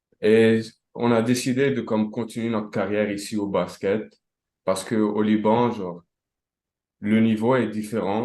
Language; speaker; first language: French; non-native, local second language; Arabic